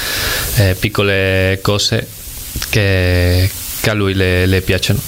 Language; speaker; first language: Italian; non-native, fluent; Spanish